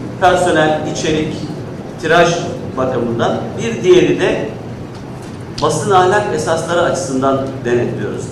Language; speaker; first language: Turkish; native; Turkish